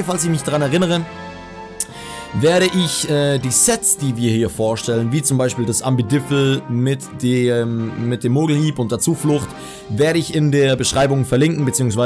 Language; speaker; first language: German; native; German